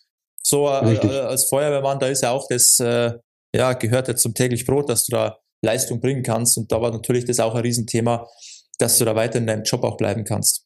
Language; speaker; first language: German; native; German